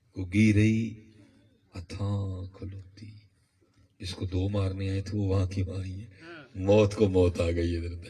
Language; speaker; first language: Urdu; non-native, local second language; Punjabi